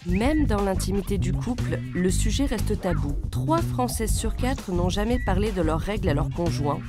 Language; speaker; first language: French; native; French